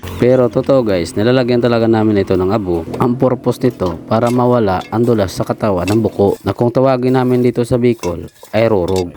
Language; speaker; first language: Filipino; native; Filipino